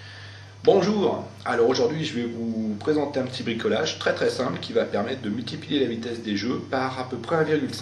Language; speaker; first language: French; native; French